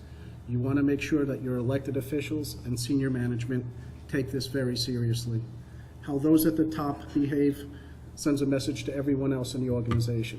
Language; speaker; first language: English; native; English